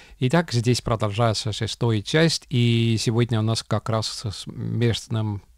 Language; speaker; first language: Russian; non-native, local second language; Estonian